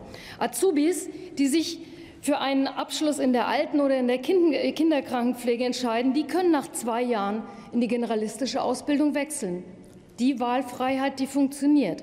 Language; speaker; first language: German; native; German